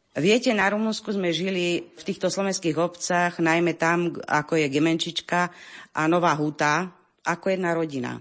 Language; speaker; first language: Slovak; early bilingual, heritage; Slovak